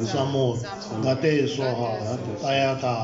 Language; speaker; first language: Russian; non-native, learner; Tibetan